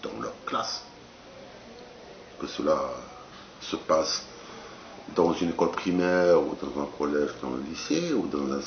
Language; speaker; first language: French; non-native, local second language; Arabic